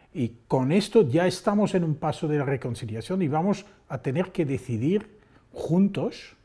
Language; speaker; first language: Spanish; non-native, fluent; Dutch